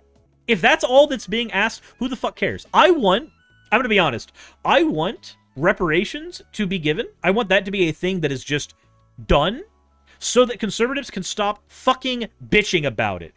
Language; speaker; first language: English; native; English